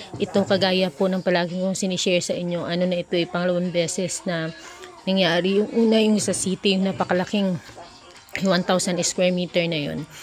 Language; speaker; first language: Filipino; native; Filipino